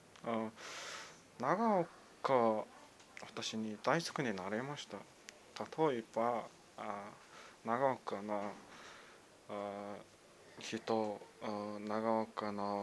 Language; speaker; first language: Japanese; non-native, learner; Mongolian